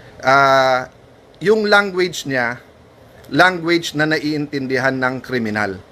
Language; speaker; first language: Filipino; native; Filipino